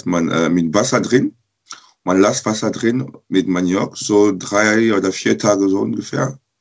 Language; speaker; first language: German; non-native, learner; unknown